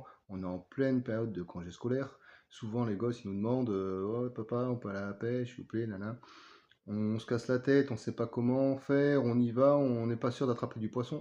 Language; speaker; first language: French; native; French